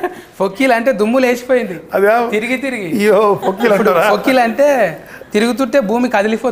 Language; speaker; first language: Telugu; native; Telugu